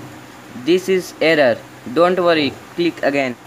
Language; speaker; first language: English; non-native, learner; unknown